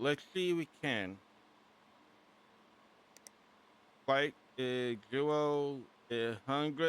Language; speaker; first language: English; native; English